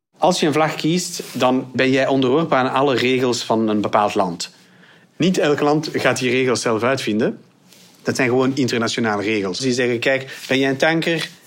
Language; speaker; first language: Dutch; non-native, local second language; French